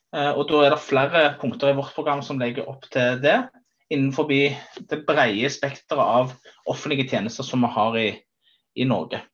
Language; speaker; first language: Norwegian; native; Norwegian